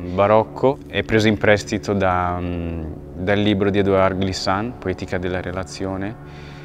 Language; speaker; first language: Italian; early bilingual, other home language; Kinyarwanda